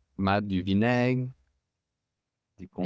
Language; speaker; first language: French; non-native, fluent; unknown